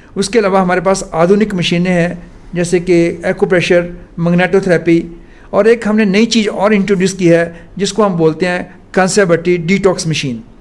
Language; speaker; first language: Hindi; non-native, local second language; Punjabi